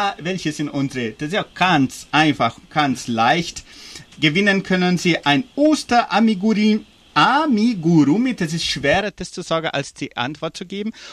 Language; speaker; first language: German; early bilingual, heritage; German